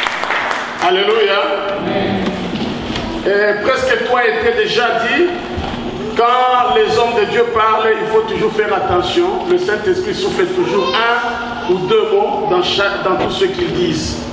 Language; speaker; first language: French; non-native, local second language; Lingala